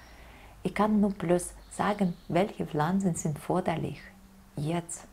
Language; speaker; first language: German; non-native, fluent; Russian